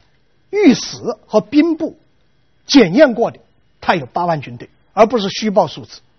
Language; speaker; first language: Chinese; native; Chinese